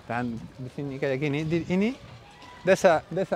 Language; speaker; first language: Indonesian; non-native, learner; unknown